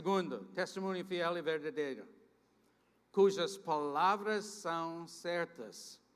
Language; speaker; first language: Portuguese; non-native, fluent; English